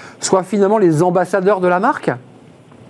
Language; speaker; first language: French; native; French